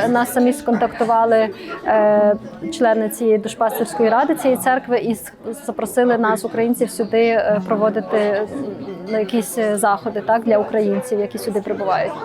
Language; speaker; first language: Ukrainian; native; Ukrainian